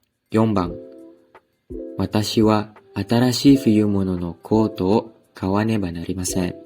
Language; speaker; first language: Japanese; non-native, learner; Indonesian